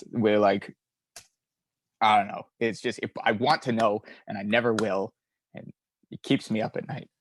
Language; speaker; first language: English; native; English